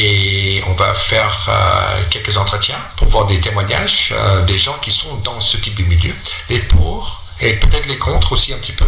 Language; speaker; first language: French; non-native, fluent; English